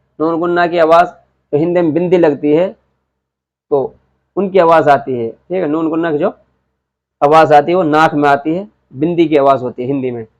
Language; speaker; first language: Hindi; native; Hindi